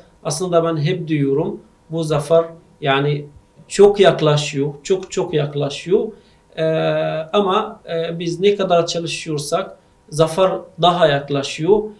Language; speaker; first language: Turkish; non-native, fluent; Arabic